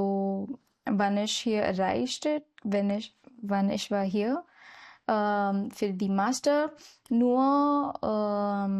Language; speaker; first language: German; non-native, learner; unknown